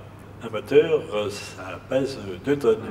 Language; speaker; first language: French; native; French